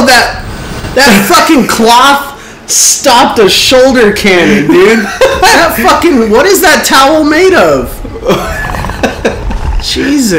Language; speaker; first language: English; native; English